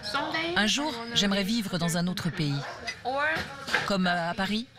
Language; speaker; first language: French; non-native, learner; Korean